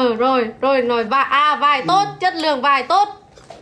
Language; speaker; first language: Vietnamese; native; Vietnamese